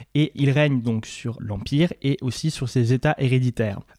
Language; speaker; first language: French; native; French